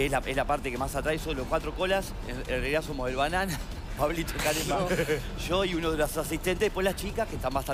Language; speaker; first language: Spanish; native; Spanish